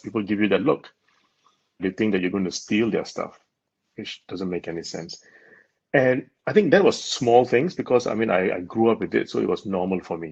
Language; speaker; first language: English; non-native, local second language; Tamil